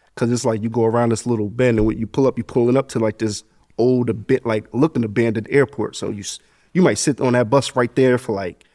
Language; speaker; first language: English; native; English